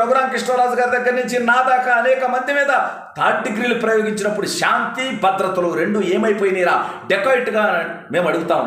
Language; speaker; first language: Telugu; native; Telugu